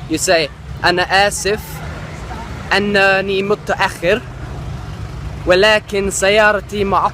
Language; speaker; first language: Arabic; non-native, learner; English